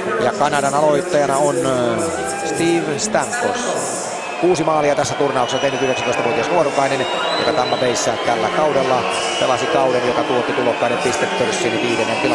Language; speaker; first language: Finnish; native; Finnish